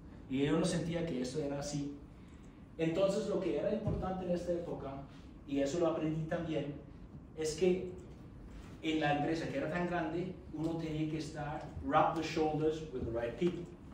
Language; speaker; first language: Spanish; non-native, fluent; German